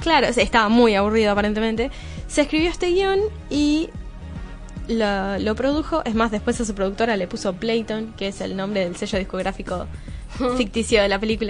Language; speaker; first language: Spanish; native; Spanish